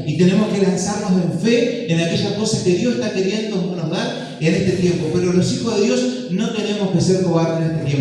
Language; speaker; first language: Spanish; native; Spanish